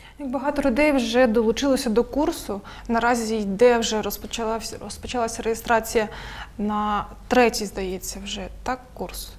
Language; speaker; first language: Ukrainian; non-native, local second language; Russian